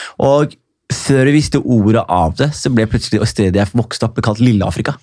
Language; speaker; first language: Norwegian; early bilingual, other home language; Somali